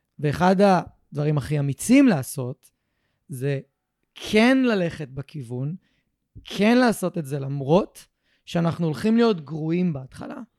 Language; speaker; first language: Hebrew; native; Hebrew